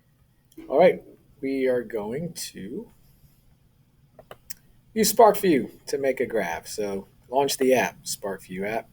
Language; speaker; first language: English; native; English